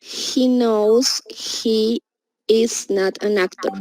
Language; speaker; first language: English; non-native, learner; Spanish